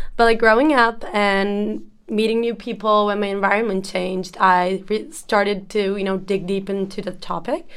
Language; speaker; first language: English; non-native, fluent; Turkish